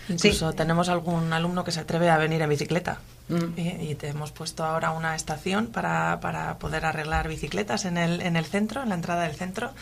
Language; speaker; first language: Spanish; native; Spanish